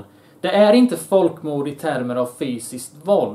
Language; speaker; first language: Swedish; early bilingual, other home language; Bosnian